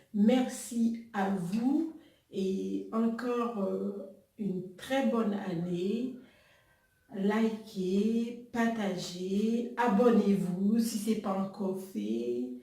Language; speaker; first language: French; non-native, local second language; Haitian Creole